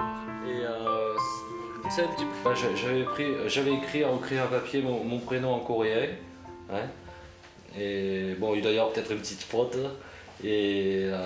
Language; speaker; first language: French; early bilingual, other home language; Korean